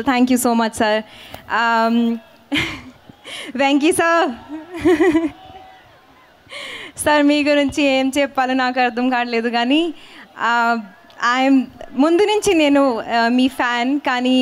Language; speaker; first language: Telugu; non-native, learner; Hindi